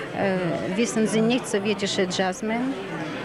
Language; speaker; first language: German; non-native, learner; Russian